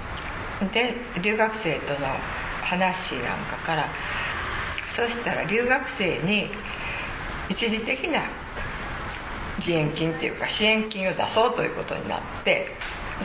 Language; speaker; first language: Japanese; native; Japanese